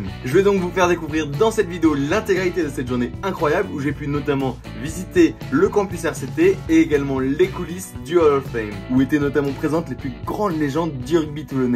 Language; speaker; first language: French; native; French